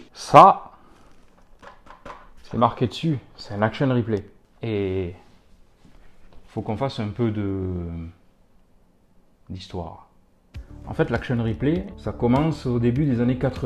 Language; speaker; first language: French; native; French